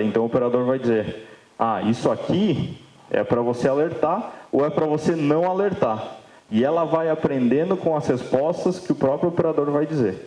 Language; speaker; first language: Portuguese; native; Portuguese